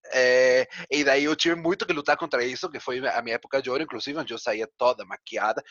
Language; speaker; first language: Portuguese; non-native, fluent; Spanish